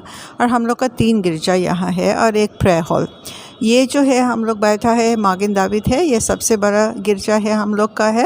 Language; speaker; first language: Hindi; non-native, local second language; English